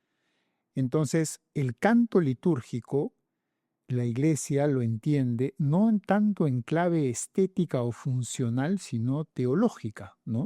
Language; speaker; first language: Spanish; native; Spanish